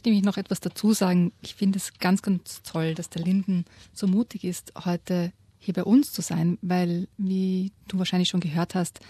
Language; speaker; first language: German; native; German